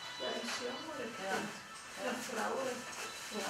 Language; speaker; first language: Dutch; non-native, learner; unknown